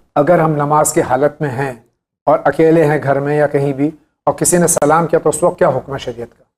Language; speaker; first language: Urdu; native; Urdu